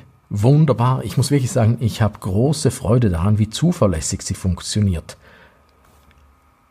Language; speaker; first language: German; native; German